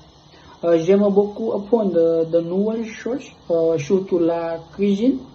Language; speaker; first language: French; non-native, learner; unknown